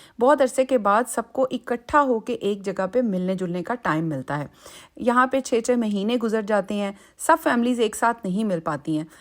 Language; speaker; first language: Urdu; native; Urdu